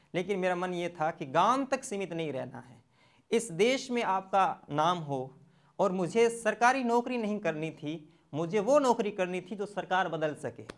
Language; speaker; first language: Hindi; native; Hindi